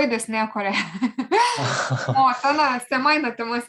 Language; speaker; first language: Japanese; non-native, fluent; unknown